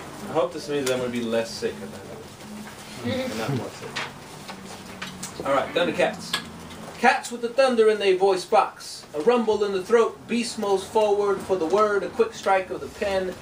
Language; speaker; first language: English; native; English